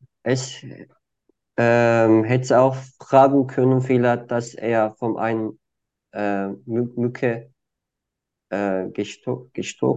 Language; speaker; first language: German; non-native, fluent; Turkish